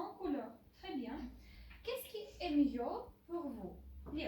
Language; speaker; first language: French; non-native, fluent; Ukrainian